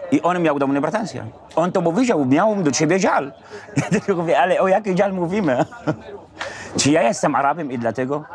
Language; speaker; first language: Polish; non-native, fluent; Arabic